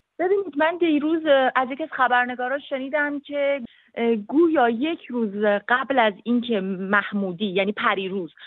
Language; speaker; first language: Persian; native; Persian